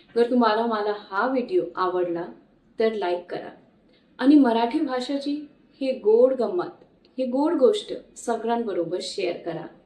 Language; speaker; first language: Marathi; non-native, fluent; Hindi